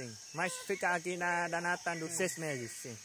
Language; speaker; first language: Portuguese; non-native, learner; Vietnamese